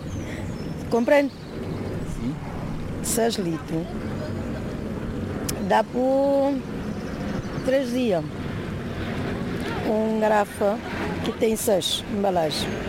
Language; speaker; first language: Portuguese; non-native, local second language; Kabuverdianu